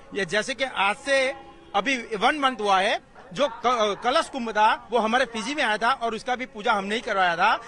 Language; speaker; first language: Hindi; native; Hindi